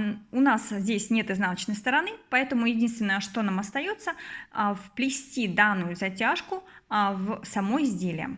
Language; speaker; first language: Russian; native; Russian